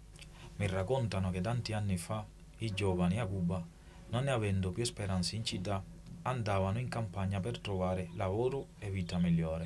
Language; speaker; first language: Italian; non-native, learner; Spanish